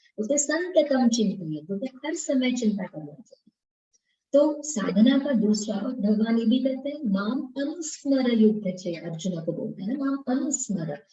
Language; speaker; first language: Hindi; non-native, local second language; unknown